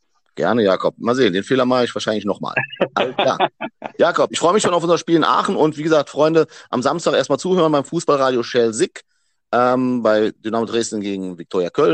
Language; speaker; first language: German; native; German